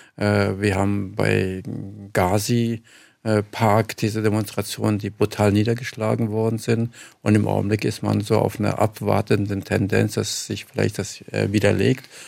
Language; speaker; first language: German; early bilingual, other home language; Kurdish